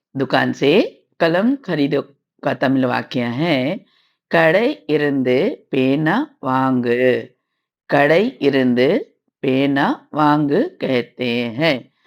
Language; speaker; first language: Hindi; non-native, local second language; Tamil